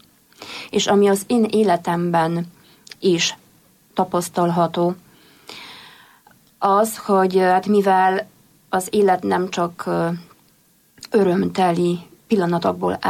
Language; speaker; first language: Hungarian; non-native, fluent; Polish